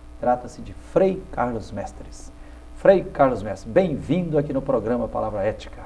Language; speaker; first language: Portuguese; native; Portuguese